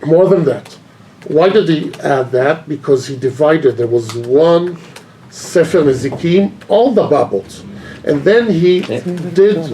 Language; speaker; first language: English; non-native, fluent; Hebrew